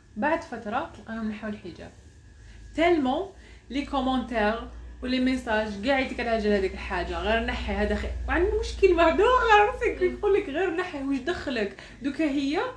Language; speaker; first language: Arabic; native; Arabic